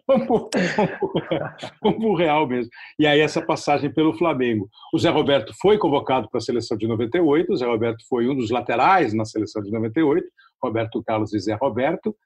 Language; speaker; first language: Portuguese; native; Portuguese